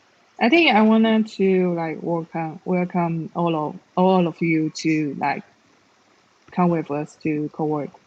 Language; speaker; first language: English; non-native, learner; Chinese